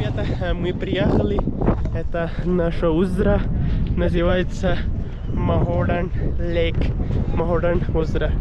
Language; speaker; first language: Russian; non-native, learner; Pashto